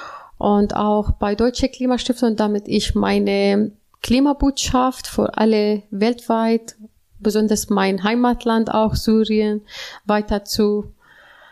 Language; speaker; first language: German; non-native, learner; Arabic